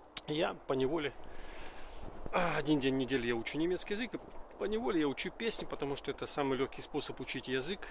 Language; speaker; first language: Russian; native; Russian